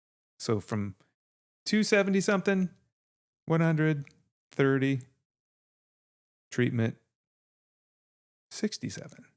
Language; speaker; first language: English; native; English